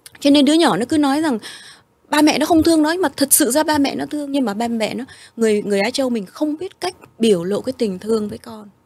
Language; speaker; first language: Vietnamese; early bilingual, heritage; Vietnamese